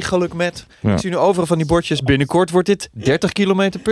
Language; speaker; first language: Dutch; native; Dutch